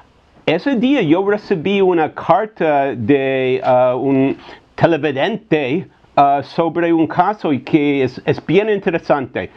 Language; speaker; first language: Spanish; non-native, fluent; English